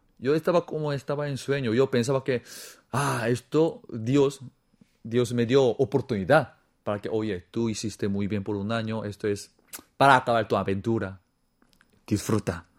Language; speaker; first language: Spanish; non-native, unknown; Korean